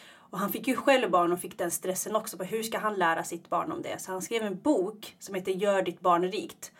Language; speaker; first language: Swedish; early bilingual, other home language; Tigrinya